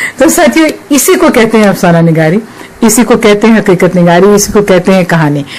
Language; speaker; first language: Urdu; native; Urdu